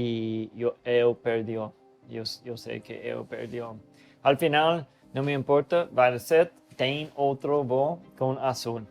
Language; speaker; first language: Portuguese; non-native, learner; English